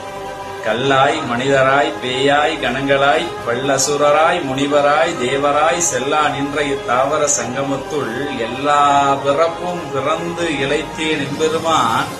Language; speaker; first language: Tamil; native; Tamil